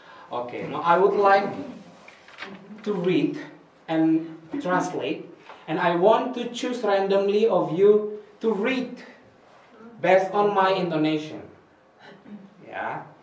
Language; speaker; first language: English; non-native, fluent; Indonesian